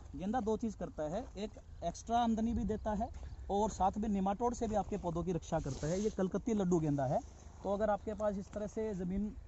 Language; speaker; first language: Hindi; native; Hindi